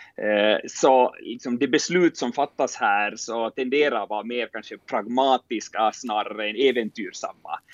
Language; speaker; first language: Swedish; native; Swedish